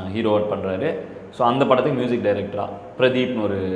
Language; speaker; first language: Tamil; native; Tamil